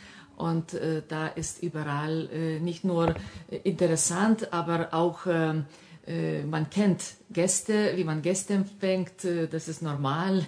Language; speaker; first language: German; non-native, fluent; Lithuanian